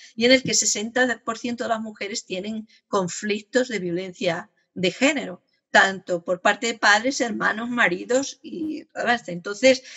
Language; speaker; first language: Spanish; native; Spanish